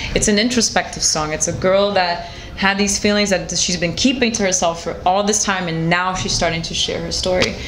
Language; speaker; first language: English; non-native, fluent; Portuguese